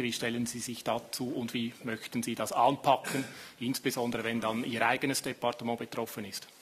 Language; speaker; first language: German; native; German